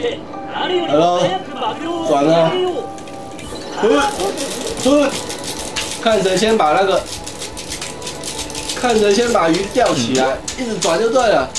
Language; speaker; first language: Chinese; native; Chinese